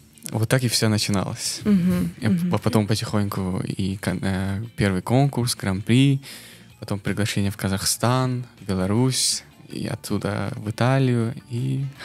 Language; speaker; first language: Russian; non-native, local second language; Persian